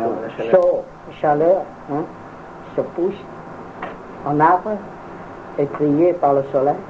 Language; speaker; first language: French; non-native, fluent; Vietnamese